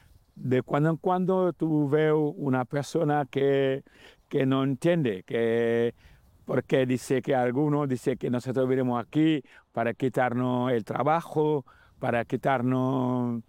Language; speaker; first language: Spanish; non-native, learner; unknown